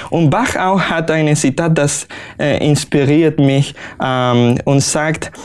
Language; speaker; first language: German; non-native, learner; Spanish